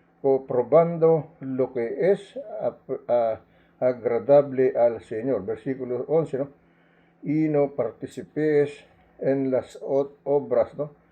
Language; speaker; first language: Spanish; non-native, learner; Filipino